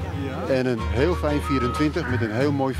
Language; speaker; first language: Dutch; native; Dutch